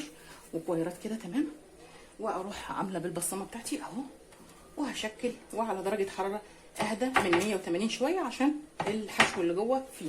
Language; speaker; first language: Arabic; native; Arabic